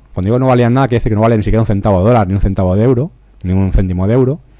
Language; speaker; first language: Spanish; native; Spanish